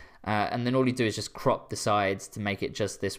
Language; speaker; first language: English; native; English